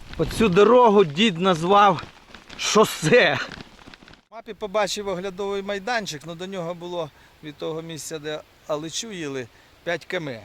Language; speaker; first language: Ukrainian; non-native, local second language; Russian